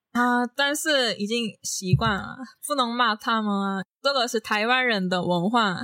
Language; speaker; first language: Chinese; non-native, learner; Korean